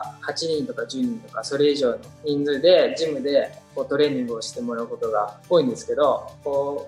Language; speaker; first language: Japanese; native; Japanese